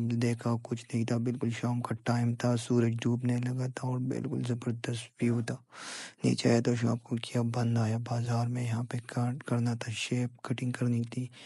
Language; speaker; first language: Urdu; non-native, local second language; Pashto